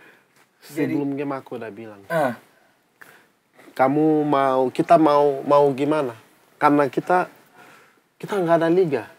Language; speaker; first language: Indonesian; non-native, fluent; English